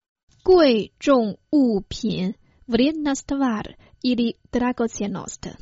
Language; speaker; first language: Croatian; non-native, fluent; Chinese